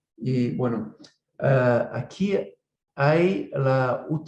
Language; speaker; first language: Spanish; non-native, fluent; Portuguese